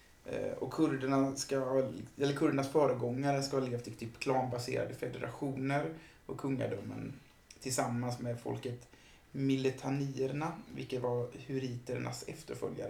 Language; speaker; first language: Swedish; native; Swedish